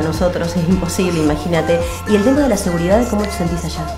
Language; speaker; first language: Spanish; native; Spanish